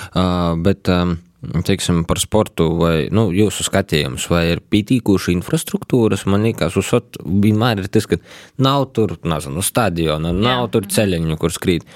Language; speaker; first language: Latvian; native; Latvian